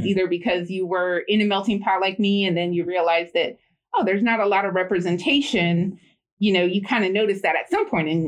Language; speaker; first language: English; native; English